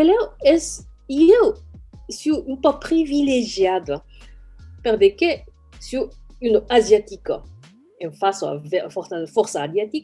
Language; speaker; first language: French; non-native, fluent; Japanese